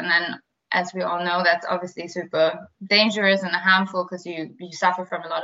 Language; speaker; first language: English; non-native, fluent; German